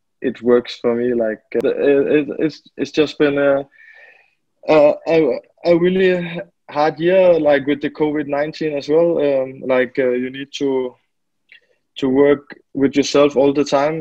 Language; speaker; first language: English; non-native, fluent; Danish